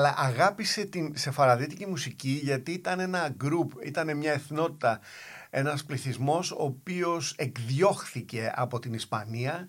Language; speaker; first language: Greek; native; Greek